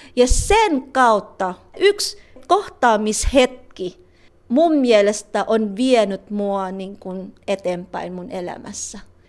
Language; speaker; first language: Finnish; non-native, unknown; Filipino